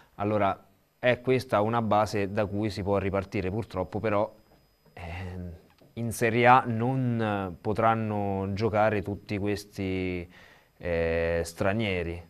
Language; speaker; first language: Italian; native; Italian